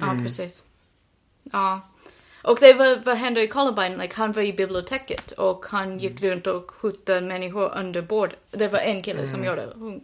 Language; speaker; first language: Swedish; non-native, learner; English